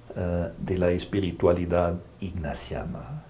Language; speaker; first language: Spanish; non-native, fluent; German